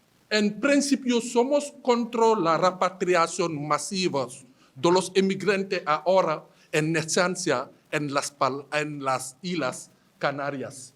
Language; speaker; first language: Spanish; non-native, fluent; Wolof